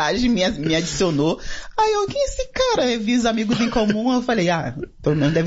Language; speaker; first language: Portuguese; native; Portuguese